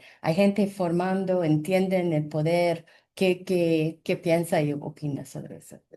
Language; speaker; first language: Spanish; non-native, fluent; English